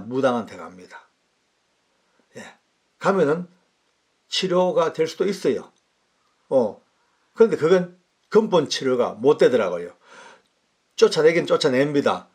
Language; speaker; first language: Korean; native; Korean